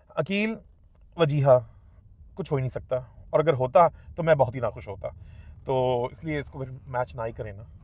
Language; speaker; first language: Urdu; native; Urdu